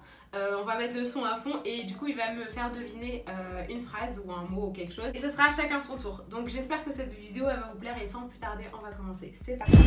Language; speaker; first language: French; native; French